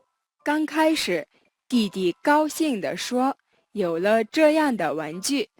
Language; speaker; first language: Chinese; non-native, learner; Mongolian